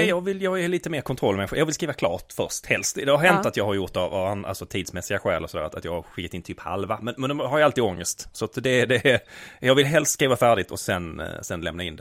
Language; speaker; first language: Swedish; native; Swedish